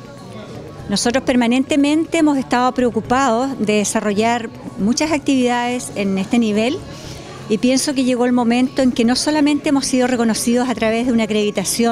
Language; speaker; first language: Spanish; native; Spanish